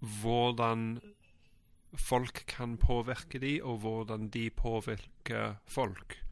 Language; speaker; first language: Norwegian; non-native, fluent; English